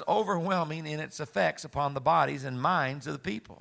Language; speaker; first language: English; native; English